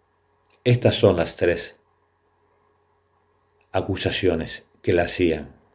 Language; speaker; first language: Spanish; native; Spanish